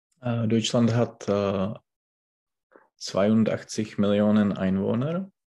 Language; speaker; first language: German; non-native, learner; Czech